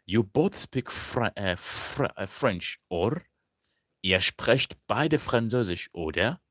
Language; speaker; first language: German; non-native, fluent; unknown